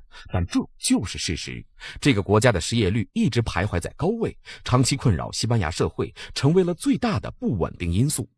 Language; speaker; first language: Chinese; native; Chinese